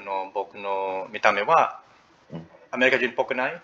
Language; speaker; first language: Japanese; non-native, learner; English